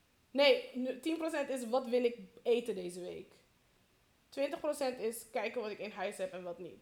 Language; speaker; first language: Dutch; early bilingual, heritage; Dutch